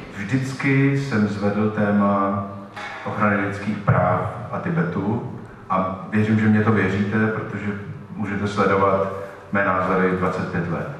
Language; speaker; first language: Czech; native; Czech